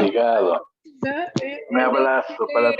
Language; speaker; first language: Portuguese; non-native, fluent; Spanish